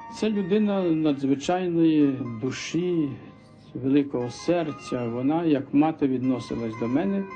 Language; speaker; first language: Ukrainian; native; Ukrainian